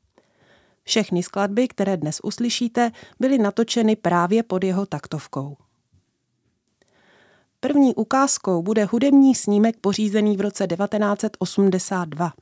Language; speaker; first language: Czech; native; Czech